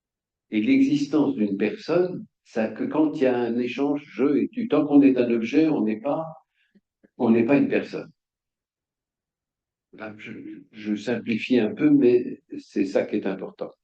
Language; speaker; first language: French; native; French